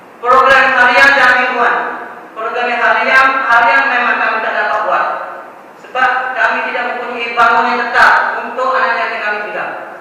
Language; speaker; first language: Malay; native; Malay